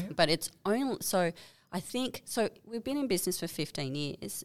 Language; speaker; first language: English; native; English